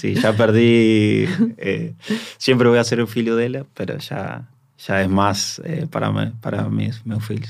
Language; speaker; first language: Portuguese; non-native, learner; Spanish